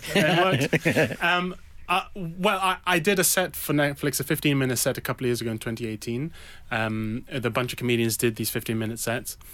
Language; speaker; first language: English; native; English